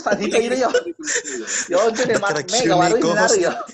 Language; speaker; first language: Japanese; non-native, learner; Indonesian